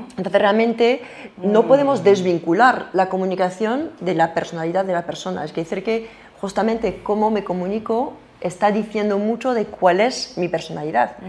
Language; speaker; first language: Spanish; non-native, fluent; French